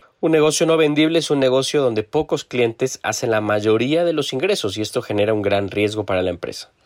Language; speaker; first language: Spanish; native; Spanish